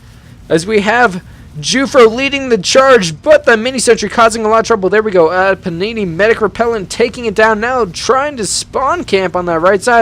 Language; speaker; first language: English; native; English